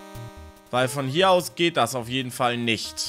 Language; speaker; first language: German; native; German